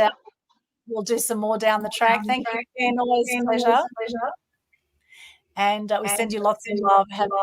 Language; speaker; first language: English; native; English